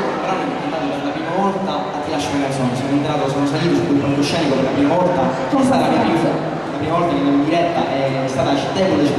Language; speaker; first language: Italian; native; Italian